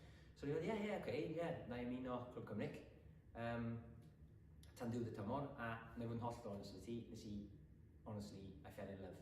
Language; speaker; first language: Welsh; non-native, local second language; English